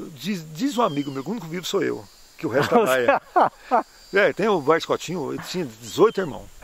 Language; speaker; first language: Portuguese; native; Portuguese